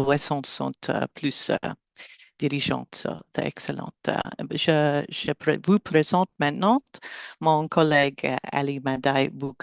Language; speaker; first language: French; non-native, learner; English